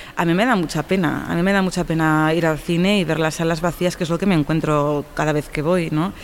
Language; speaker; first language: Spanish; native; Spanish